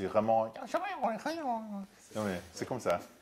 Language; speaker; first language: French; non-native, fluent; Swedish